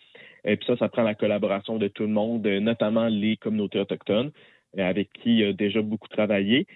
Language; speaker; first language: French; native; French